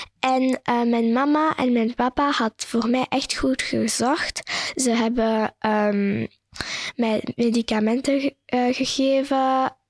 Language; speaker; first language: Dutch; non-native, local second language; French